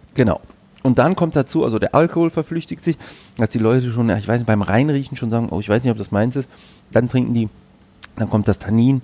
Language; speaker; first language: German; early bilingual, other home language; Greek